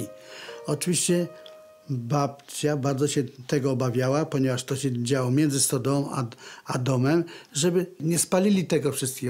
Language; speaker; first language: Polish; native; Polish